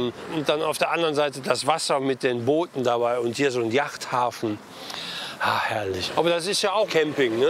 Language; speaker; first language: German; native; German